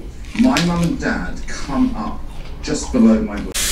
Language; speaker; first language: English; native; English